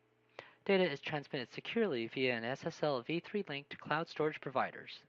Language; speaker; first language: English; native; English